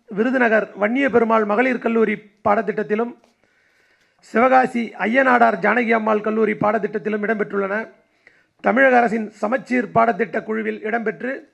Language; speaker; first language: Tamil; native; Tamil